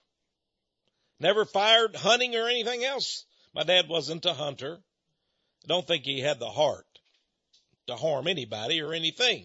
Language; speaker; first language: English; native; English